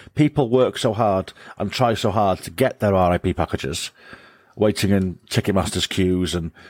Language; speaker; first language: English; native; English